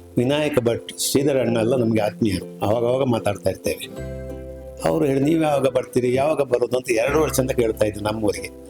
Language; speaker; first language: Kannada; native; Kannada